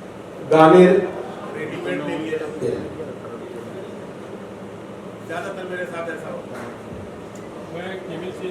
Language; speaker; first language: Hindi; native; Hindi